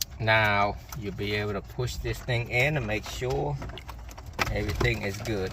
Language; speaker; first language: English; non-native, local second language; Khmer